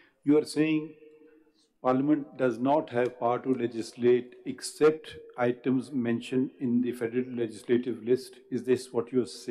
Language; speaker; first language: English; non-native, local second language; Urdu